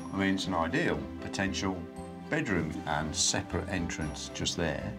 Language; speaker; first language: English; native; English